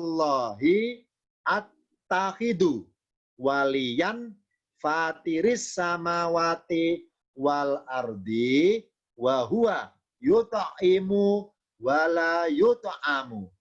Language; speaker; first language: Arabic; non-native, fluent; Indonesian